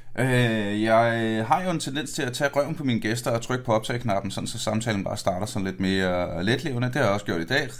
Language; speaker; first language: Danish; native; Danish